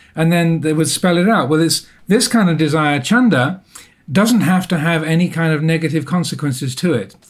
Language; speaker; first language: English; native; English